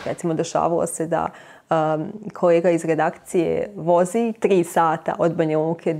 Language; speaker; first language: Bosnian; native; Bosnian